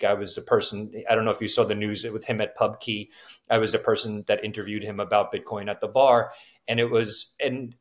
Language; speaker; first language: English; native; English